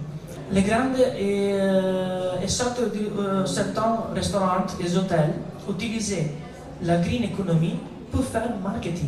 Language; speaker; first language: French; non-native, learner; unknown